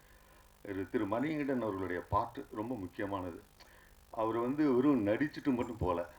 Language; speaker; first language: Tamil; native; Tamil